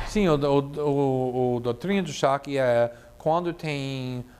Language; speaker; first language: Portuguese; non-native, fluent; English